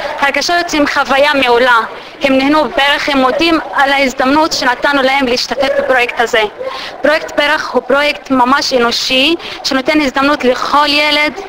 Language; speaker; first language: Hebrew; non-native, local second language; Arabic